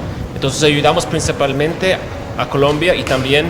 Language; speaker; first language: Spanish; non-native, fluent; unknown